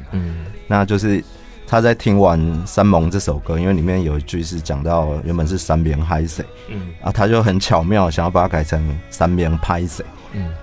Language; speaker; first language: Chinese; native; Chinese